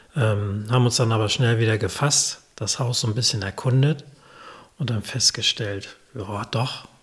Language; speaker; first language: German; native; German